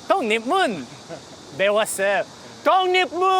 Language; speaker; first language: Korean; non-native, learner; French